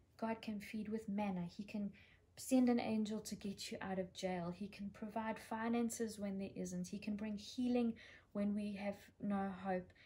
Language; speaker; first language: English; native; English